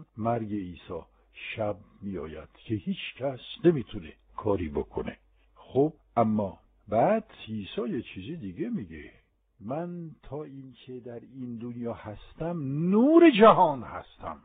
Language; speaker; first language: Persian; non-native, fluent; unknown